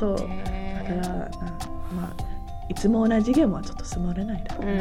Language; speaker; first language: Japanese; non-native, learner; English